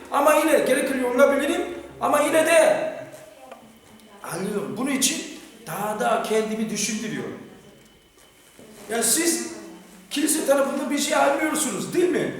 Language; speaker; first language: Turkish; non-native, fluent; Korean